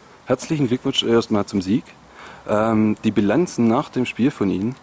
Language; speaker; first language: German; native; German